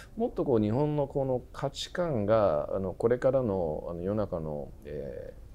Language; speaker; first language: Japanese; early bilingual, other home language; English